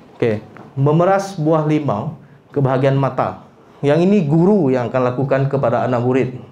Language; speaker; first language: Malay; non-native, local second language; Iban